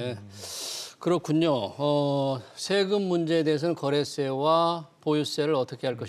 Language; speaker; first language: Korean; native; Korean